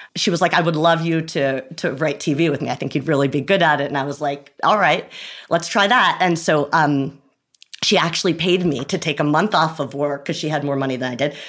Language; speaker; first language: English; native; English